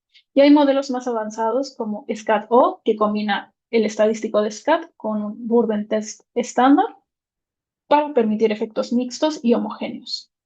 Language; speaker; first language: Spanish; native; Spanish